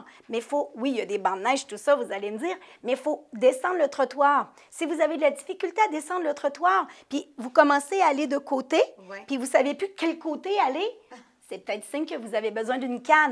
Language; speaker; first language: French; native; French